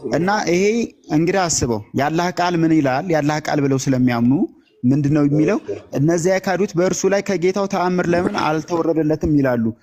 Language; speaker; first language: Amharic; native; Amharic